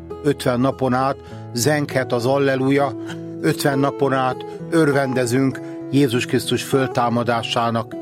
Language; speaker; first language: Hungarian; native; Hungarian